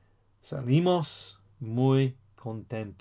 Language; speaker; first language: Spanish; non-native, fluent; English